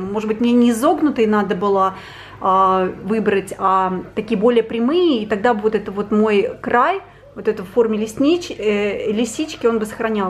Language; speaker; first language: Russian; native; Russian